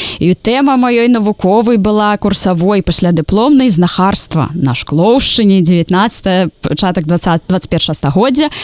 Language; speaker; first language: Belarusian; native; Belarusian